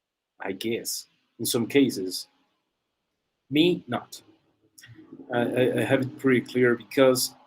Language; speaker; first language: English; non-native, fluent; Spanish